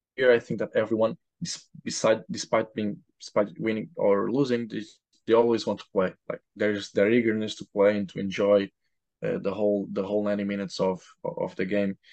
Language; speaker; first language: English; non-native, fluent; Portuguese